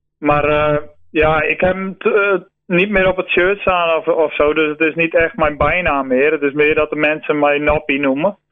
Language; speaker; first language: Dutch; non-native, local second language; Western Frisian